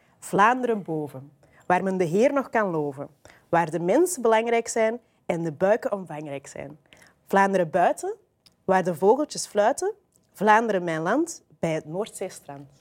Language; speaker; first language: Dutch; native; Dutch